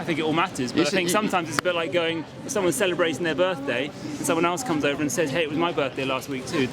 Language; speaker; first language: English; native; English